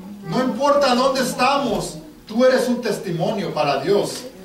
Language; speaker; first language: Spanish; native; Spanish